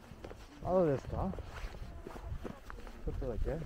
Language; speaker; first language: Japanese; non-native, learner; Indonesian